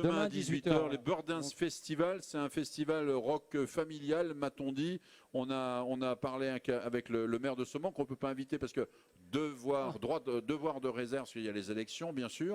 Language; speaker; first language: French; native; French